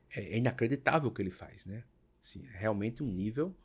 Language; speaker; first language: Portuguese; native; Portuguese